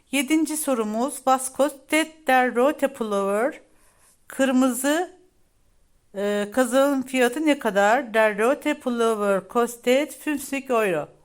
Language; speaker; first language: Turkish; native; Turkish